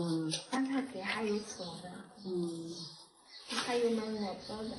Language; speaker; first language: Chinese; non-native, learner; Lao